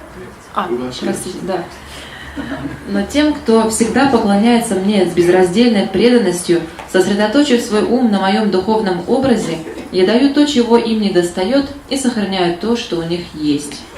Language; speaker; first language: Russian; native; Russian